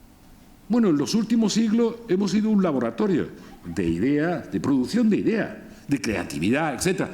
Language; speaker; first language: Spanish; native; Spanish